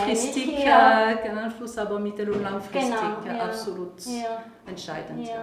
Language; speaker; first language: German; non-native, fluent; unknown